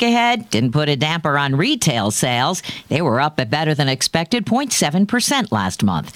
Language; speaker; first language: English; native; English